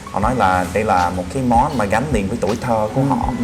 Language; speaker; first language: Vietnamese; non-native, fluent; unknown